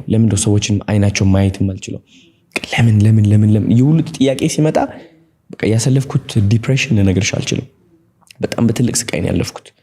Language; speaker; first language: Amharic; non-native, local second language; Tigrinya